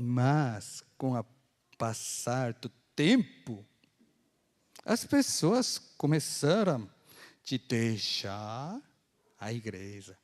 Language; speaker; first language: Portuguese; non-native, fluent; Korean